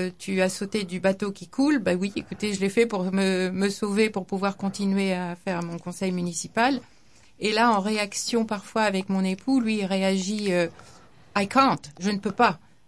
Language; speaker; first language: French; non-native, fluent; English